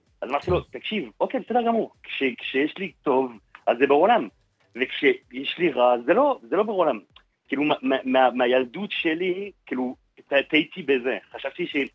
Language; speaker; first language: Hebrew; non-native, fluent; French